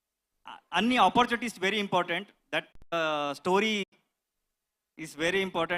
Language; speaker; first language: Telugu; non-native, learner; Kannada